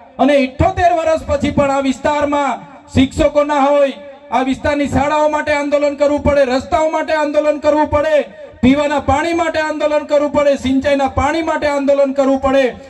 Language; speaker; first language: Gujarati; native; Gujarati